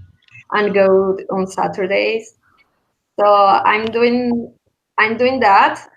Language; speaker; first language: English; non-native, learner; Spanish